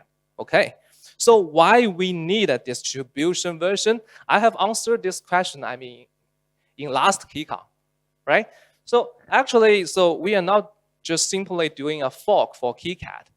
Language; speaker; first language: English; non-native, local second language; Chinese